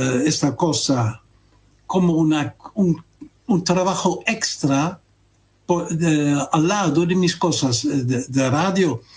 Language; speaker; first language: Spanish; non-native, fluent; Dutch